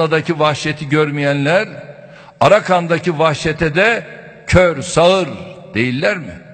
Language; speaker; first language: Turkish; native; Turkish